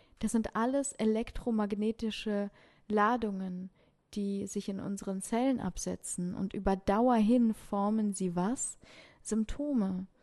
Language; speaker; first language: German; early bilingual, other home language; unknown